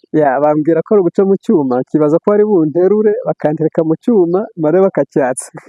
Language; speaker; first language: Kinyarwanda; early bilingual, heritage; Kinyarwanda